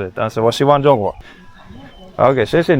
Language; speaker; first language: Chinese; non-native, learner; English